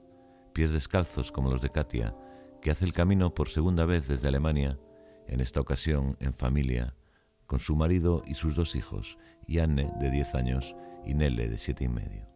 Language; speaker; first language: Spanish; native; Spanish